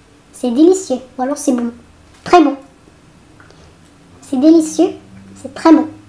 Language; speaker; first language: French; non-native, learner; Filipino